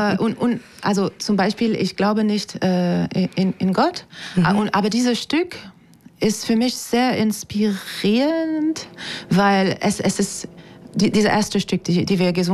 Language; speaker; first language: German; non-native, fluent; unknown